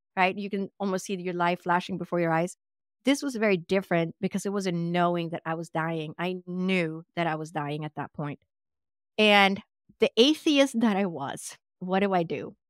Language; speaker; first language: English; non-native, fluent; Swedish